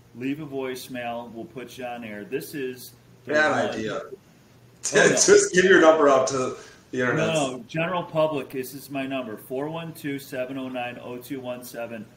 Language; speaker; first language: English; native; English